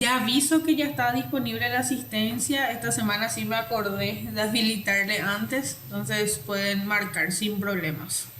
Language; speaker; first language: Spanish; native; Spanish